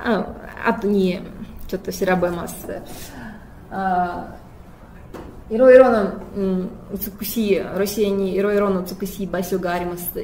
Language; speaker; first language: Japanese; non-native, fluent; Russian